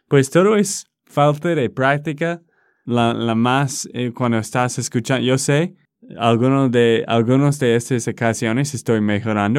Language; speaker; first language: Spanish; non-native, fluent; English